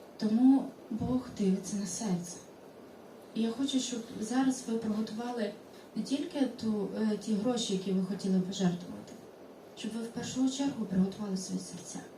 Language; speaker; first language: Ukrainian; non-native, local second language; Russian